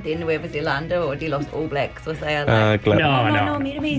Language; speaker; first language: Spanish; non-native, learner; English